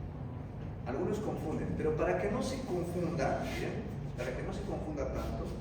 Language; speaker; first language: Spanish; native; Spanish